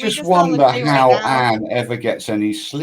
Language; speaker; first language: English; native; English